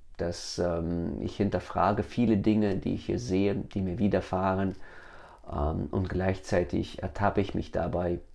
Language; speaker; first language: German; early bilingual, other home language; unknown